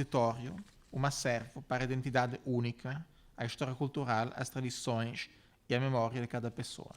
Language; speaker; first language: Portuguese; non-native, fluent; Italian